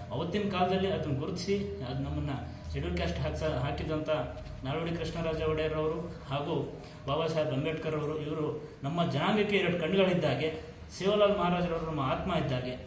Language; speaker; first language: Kannada; non-native, local second language; Lambadi